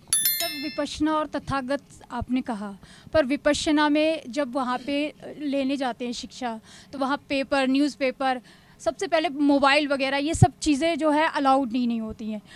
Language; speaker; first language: Hindi; native; Hindi